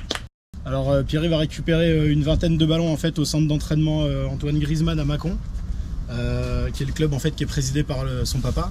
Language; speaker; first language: French; native; French